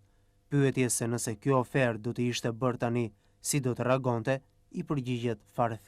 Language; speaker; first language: Albanian; native; Albanian